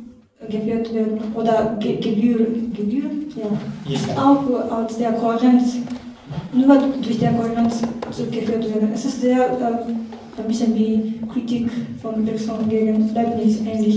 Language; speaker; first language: German; non-native, learner; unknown